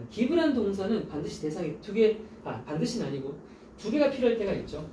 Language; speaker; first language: Korean; native; Korean